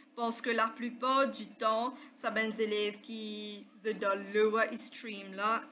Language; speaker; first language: French; non-native, local second language; Morisyen